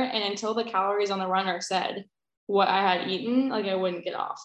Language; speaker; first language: English; native; English